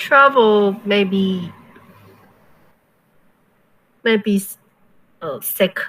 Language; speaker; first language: English; non-native, learner; Chinese